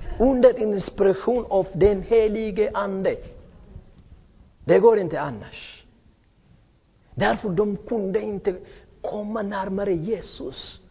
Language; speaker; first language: Swedish; non-native, fluent; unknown